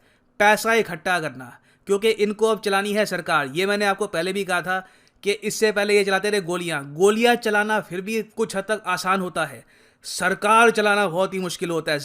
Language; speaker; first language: Hindi; native; Hindi